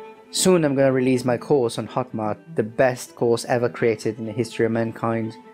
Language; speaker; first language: English; non-native, fluent; Portuguese